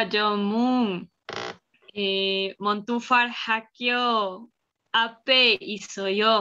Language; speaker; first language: Korean; non-native, learner; Spanish